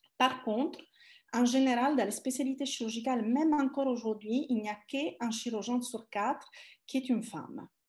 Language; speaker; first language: French; non-native, fluent; Italian